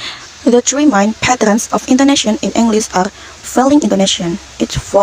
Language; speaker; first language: English; non-native, learner; Indonesian